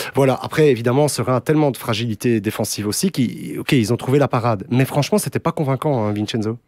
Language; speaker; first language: French; native; French